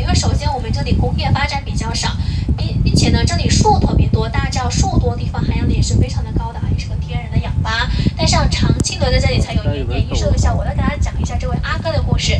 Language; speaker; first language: Chinese; native; Chinese